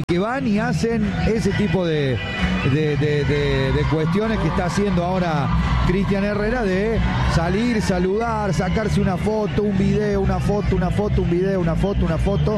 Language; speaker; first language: Spanish; native; Spanish